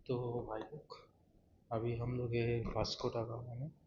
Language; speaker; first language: Hindi; non-native, local second language; Bangla